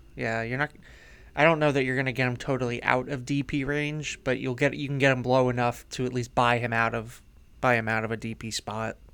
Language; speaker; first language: English; native; English